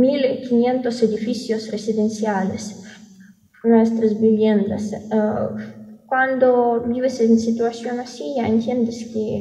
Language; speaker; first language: Spanish; non-native, fluent; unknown